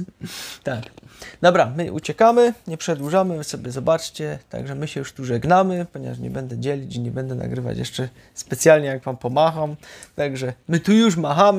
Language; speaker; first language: Polish; native; Polish